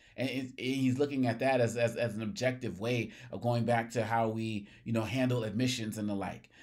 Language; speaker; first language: English; native; English